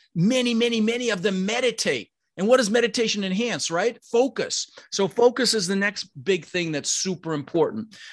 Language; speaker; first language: English; early bilingual, other home language; Dutch